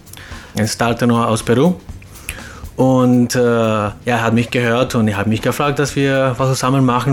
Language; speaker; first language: German; non-native, fluent; Spanish